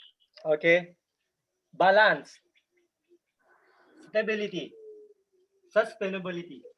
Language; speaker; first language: English; non-native, learner; Thai